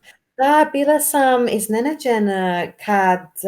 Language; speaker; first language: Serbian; non-native, learner; English